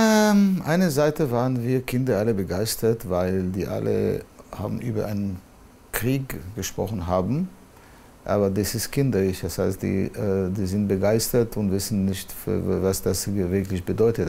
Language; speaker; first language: German; non-native, fluent; Hebrew